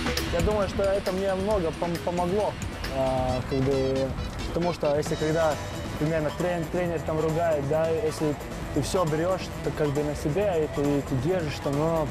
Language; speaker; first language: Russian; non-native, fluent; Latvian